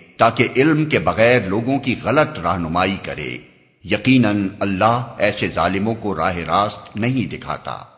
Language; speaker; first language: Urdu; native; Urdu